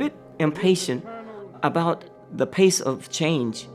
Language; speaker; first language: English; native; English